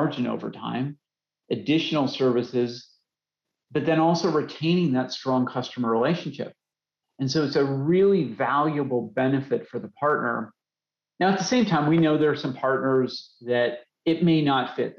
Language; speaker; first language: English; native; English